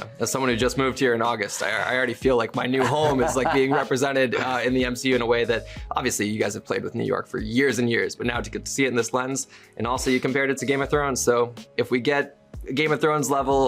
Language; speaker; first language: English; native; English